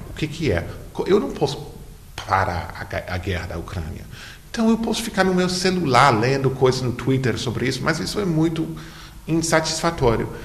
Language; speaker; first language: Portuguese; non-native, fluent; English